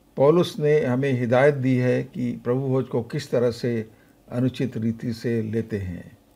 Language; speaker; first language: Hindi; native; Hindi